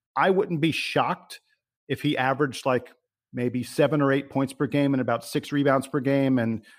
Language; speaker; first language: English; native; English